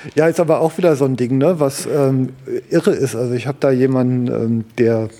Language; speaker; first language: German; native; German